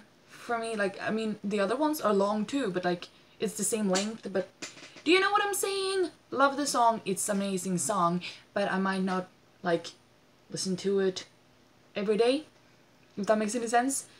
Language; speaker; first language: English; non-native, fluent; Swedish